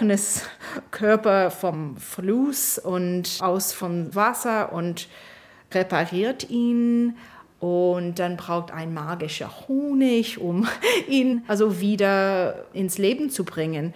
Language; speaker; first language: German; non-native, fluent; English